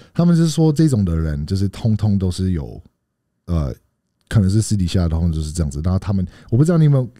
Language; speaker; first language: Chinese; non-native, fluent; English